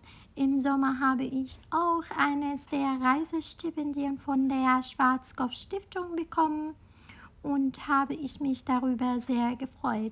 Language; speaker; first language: German; non-native, fluent; Arabic